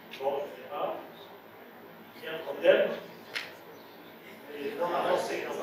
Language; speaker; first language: French; non-native, local second language; Arabic